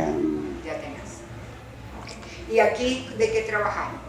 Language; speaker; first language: Spanish; early bilingual, other home language; Greek